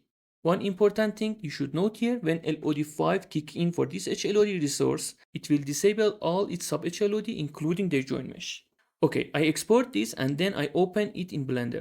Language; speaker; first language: English; non-native, fluent; Persian